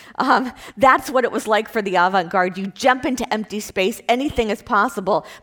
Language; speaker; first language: English; native; English